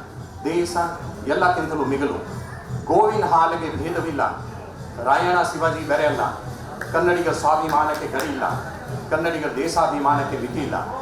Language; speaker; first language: Kannada; non-native, fluent; Hindi